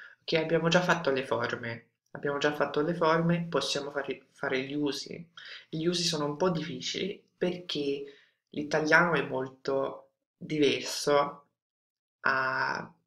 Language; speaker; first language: Italian; non-native, fluent; English